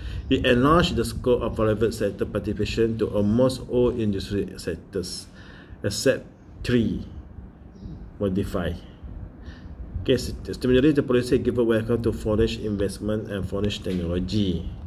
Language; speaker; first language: English; non-native, local second language; Malay